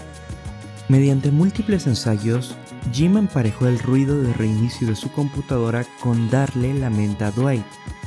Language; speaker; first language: Spanish; native; Spanish